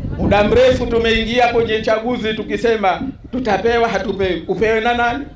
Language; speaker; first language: Swahili; native; Swahili